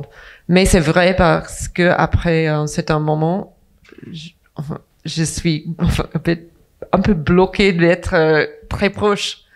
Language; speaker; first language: French; non-native, fluent; English